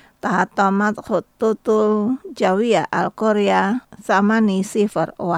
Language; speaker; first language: Arabic; non-native, fluent; Indonesian